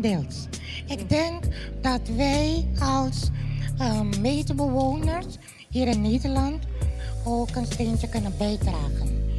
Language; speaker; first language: Dutch; non-native, local second language; Papiamento